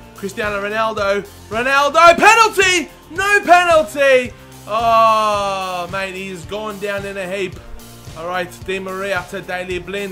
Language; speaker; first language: English; native; English